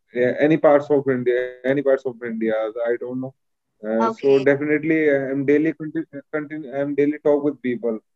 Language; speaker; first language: English; non-native, local second language; Hindi